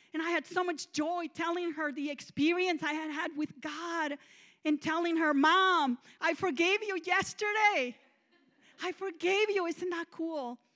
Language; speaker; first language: English; non-native, fluent; Spanish